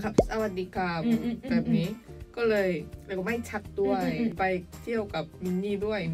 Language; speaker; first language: Thai; non-native, learner; Korean